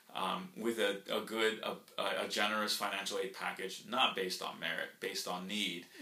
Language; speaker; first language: English; early bilingual, other home language; Spanish